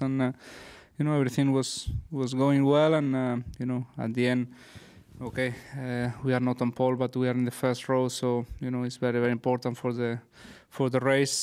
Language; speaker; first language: English; non-native, fluent; Spanish